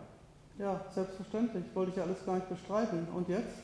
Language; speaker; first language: German; native; German